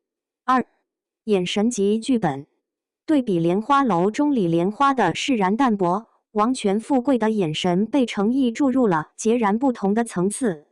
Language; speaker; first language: Chinese; native; Chinese